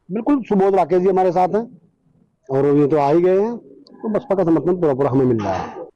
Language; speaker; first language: Hindi; native; Hindi